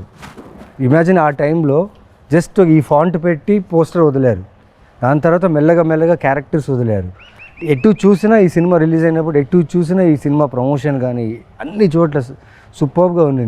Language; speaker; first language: Telugu; native; Telugu